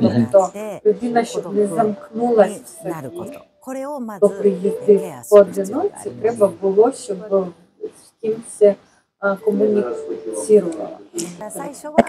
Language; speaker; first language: Ukrainian; non-native, fluent; Japanese